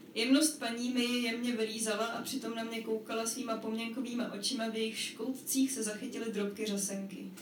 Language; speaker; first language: Czech; native; Czech